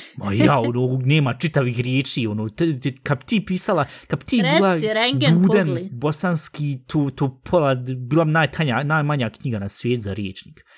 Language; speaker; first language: Bosnian; early bilingual, heritage; Bosnian